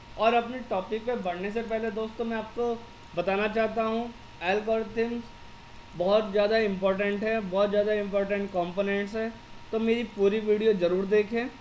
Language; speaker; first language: Hindi; native; Hindi